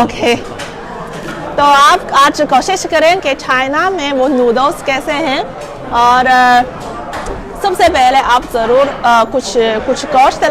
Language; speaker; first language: Hindi; non-native, learner; Chinese